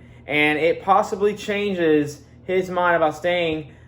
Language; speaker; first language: English; native; English